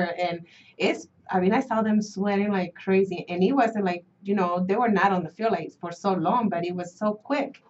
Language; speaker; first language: English; early bilingual, other home language; Spanish